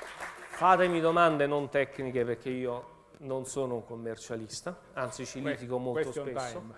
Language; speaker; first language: Italian; native; Italian